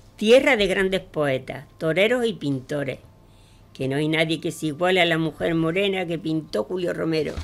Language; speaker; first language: Spanish; native; Spanish